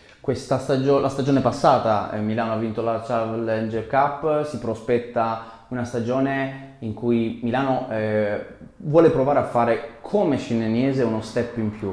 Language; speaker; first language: Italian; native; Italian